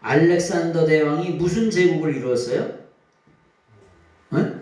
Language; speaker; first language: Korean; native; Korean